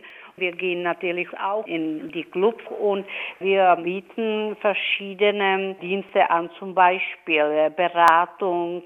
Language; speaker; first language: German; non-native, fluent; Czech